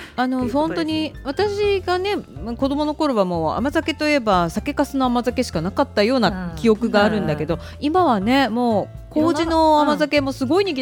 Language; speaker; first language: Japanese; native; Japanese